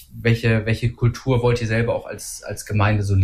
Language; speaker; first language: German; native; German